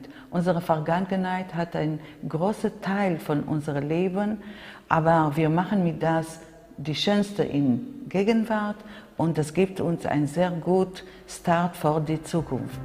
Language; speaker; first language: German; non-native, fluent; Hebrew